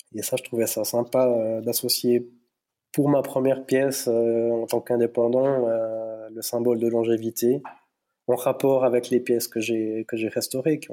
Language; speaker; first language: French; native; French